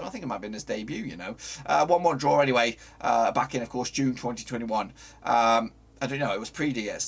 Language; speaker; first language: English; native; English